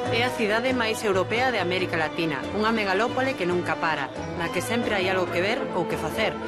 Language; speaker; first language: Galician; native; Galician